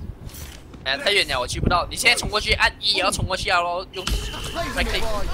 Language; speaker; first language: Chinese; native; Chinese